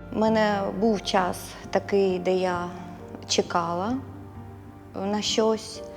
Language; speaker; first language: Ukrainian; native; Ukrainian